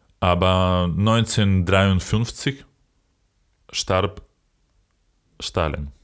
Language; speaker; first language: German; non-native, fluent; Ukrainian